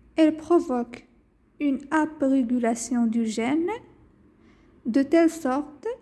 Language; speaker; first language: French; non-native, local second language; Arabic